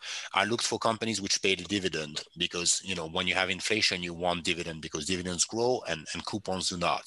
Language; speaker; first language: English; non-native, fluent; French